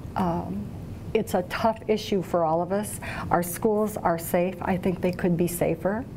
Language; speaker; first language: English; native; English